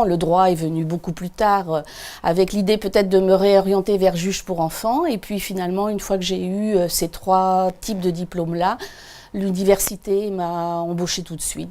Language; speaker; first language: French; native; French